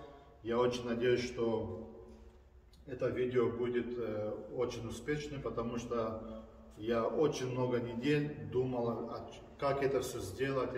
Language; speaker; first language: Russian; early bilingual, heritage; Russian